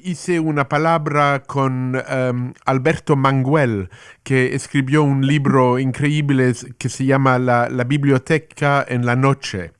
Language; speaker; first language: Spanish; non-native, learner; English